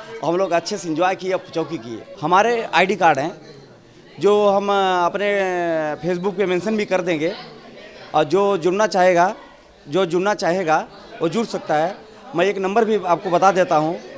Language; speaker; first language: Hindi; native; Hindi